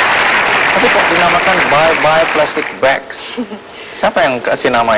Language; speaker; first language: Indonesian; native; Indonesian